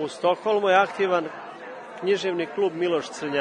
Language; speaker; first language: Serbian; native; Serbian